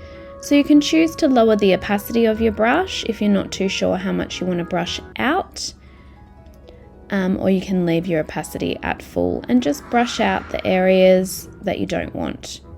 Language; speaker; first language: English; native; English